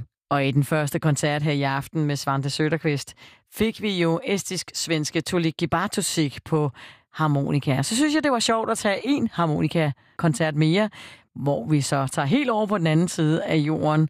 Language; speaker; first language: Danish; native; Danish